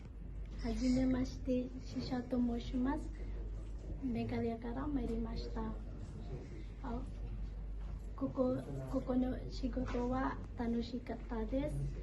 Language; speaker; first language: Japanese; non-native, learner; Khasi